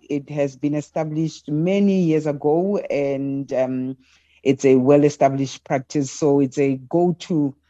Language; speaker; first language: English; non-native, local second language; Southern Sotho